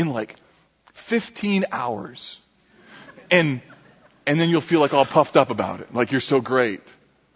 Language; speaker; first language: English; native; English